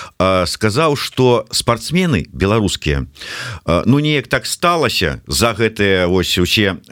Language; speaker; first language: Belarusian; non-native, local second language; Russian